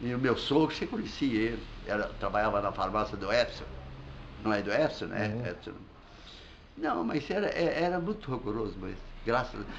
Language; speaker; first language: Portuguese; non-native, fluent; Arabic